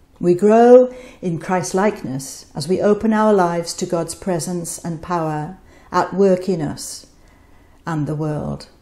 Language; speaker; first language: English; native; English